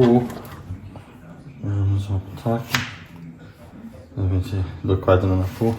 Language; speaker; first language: Polish; non-native, learner; Portuguese